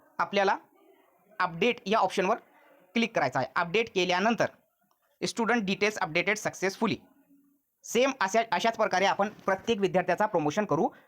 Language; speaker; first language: Marathi; non-native, local second language; Urdu